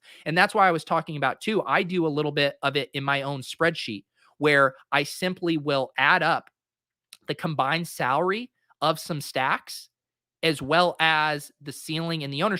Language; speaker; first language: English; native; English